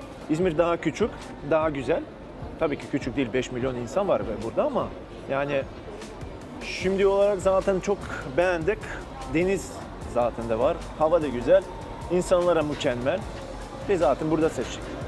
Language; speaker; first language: Turkish; non-native, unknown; Bosnian